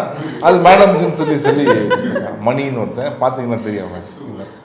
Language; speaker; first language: Tamil; native; Tamil